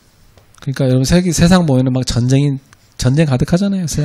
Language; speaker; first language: Korean; native; Korean